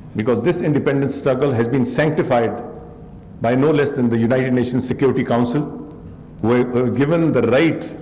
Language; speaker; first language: English; non-native, local second language; Urdu